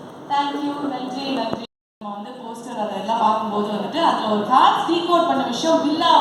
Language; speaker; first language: Tamil; native; Tamil